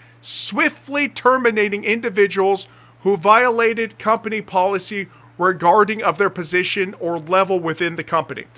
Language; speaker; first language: English; native; English